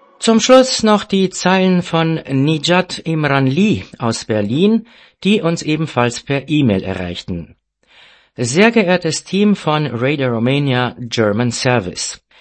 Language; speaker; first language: German; non-native, fluent; Romanian